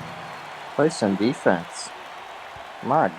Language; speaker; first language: English; native; English